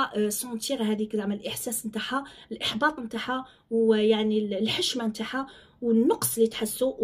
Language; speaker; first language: Arabic; native; Arabic